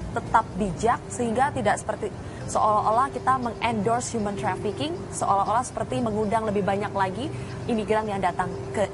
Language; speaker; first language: Indonesian; native; Indonesian